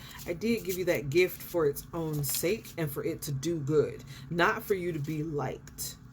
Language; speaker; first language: English; native; English